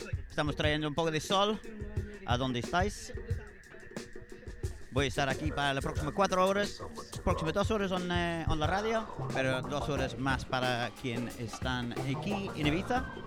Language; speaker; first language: Spanish; non-native, fluent; English